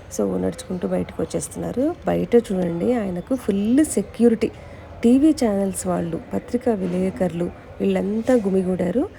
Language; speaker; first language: Telugu; native; Telugu